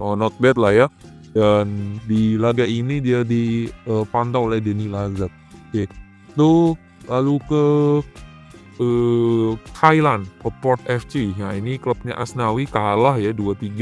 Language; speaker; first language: Indonesian; native; Indonesian